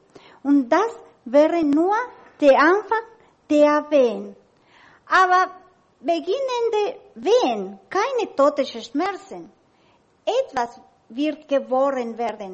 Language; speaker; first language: German; non-native, learner; Spanish